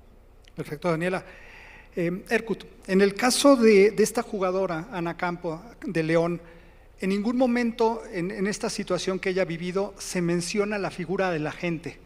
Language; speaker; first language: Spanish; native; Spanish